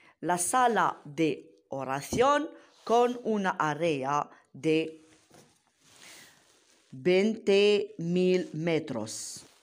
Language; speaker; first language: Spanish; non-native, learner; Arabic